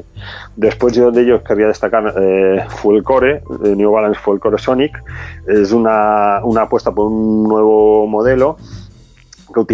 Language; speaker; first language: Spanish; native; Spanish